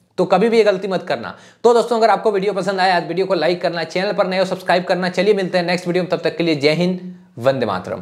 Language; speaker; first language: Hindi; native; Hindi